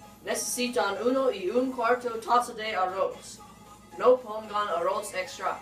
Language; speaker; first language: Spanish; non-native, learner; English